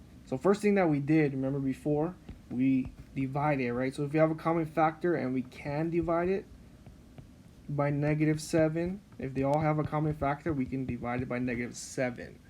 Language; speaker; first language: English; native; English